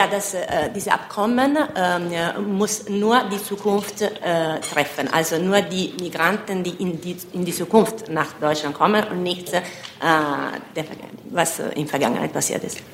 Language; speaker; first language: German; non-native, fluent; Italian